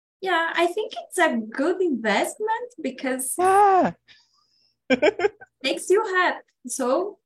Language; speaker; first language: English; non-native, learner; Portuguese